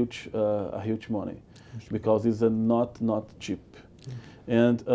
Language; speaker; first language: English; non-native, learner; Portuguese